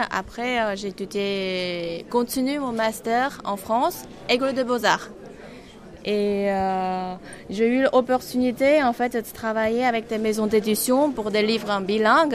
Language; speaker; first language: French; non-native, learner; Chinese